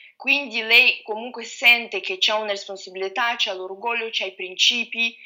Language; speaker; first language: Italian; non-native, fluent; Russian